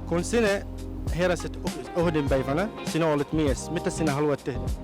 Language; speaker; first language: Finnish; non-native, learner; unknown